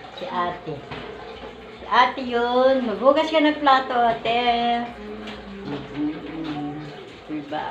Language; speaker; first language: Filipino; non-native, local second language; Cebuano